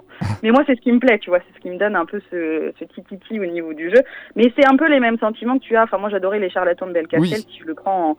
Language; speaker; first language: French; native; French